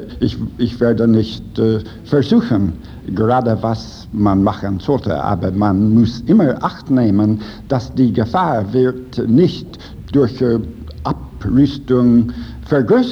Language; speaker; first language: German; non-native, fluent; English